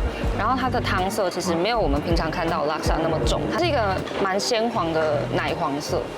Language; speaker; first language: Chinese; native; Chinese